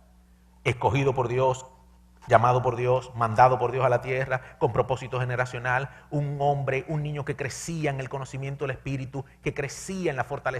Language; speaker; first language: Spanish; native; Spanish